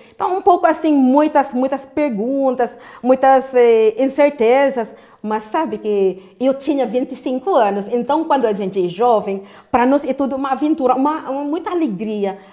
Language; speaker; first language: Portuguese; non-native, fluent; Filipino